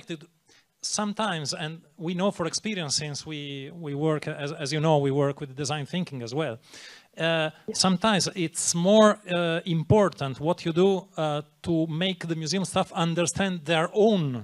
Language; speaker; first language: English; non-native, fluent; Italian